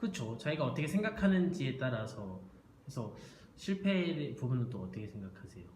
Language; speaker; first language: Korean; native; Korean